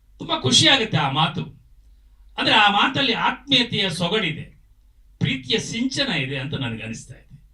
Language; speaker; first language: Kannada; native; Kannada